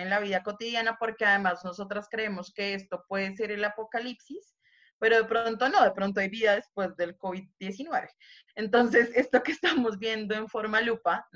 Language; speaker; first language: Spanish; native; Spanish